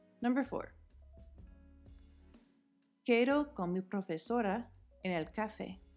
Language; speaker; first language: Spanish; non-native, fluent; English